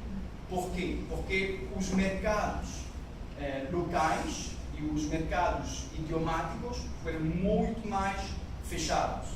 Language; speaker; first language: Portuguese; non-native, learner; French